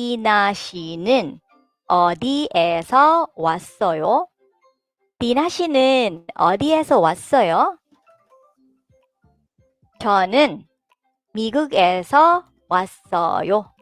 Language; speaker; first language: Korean; non-native, fluent; Filipino